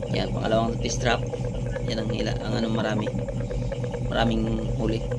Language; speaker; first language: Filipino; non-native, local second language; Cebuano